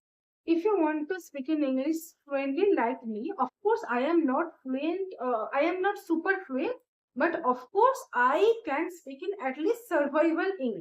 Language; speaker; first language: English; non-native, learner; Bangla